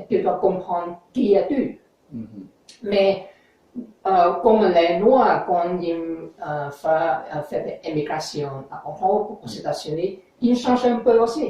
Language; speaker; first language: French; non-native, learner; English